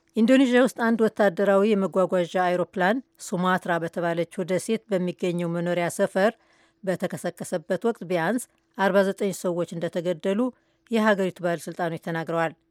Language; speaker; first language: Amharic; native; Amharic